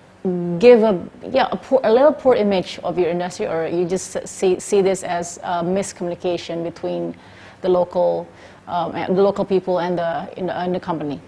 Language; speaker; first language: English; non-native, fluent; Indonesian